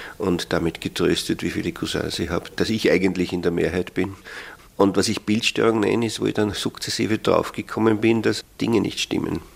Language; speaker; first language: German; native; German